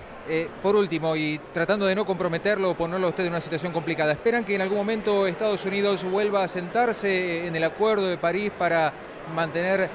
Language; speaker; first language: Spanish; native; Spanish